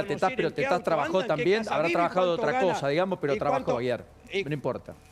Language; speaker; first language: Spanish; native; Spanish